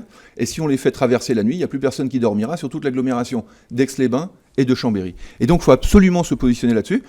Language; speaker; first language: French; native; French